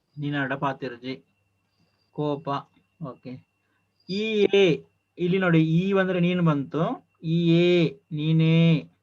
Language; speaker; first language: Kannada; native; Kannada